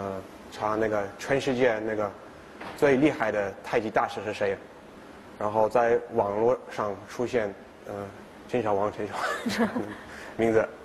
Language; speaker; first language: Chinese; non-native, fluent; English